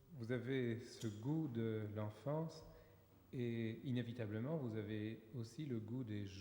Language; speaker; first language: French; native; French